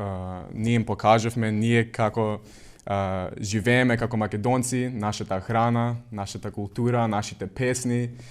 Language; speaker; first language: Macedonian; early bilingual, other home language; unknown